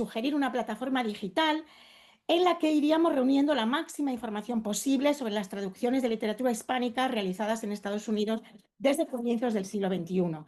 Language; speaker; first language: Spanish; native; Spanish